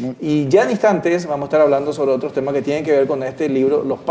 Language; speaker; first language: Spanish; native; Spanish